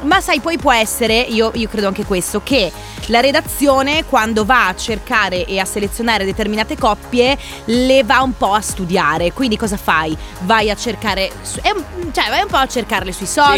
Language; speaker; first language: Italian; native; Italian